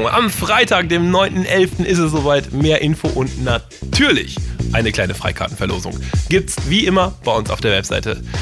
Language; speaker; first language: German; native; German